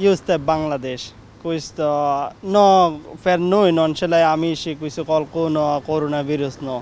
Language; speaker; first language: Italian; non-native, learner; Bangla